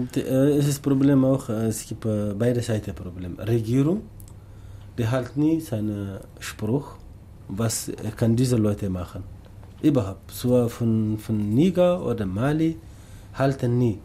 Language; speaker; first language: German; non-native, learner; Tamasheq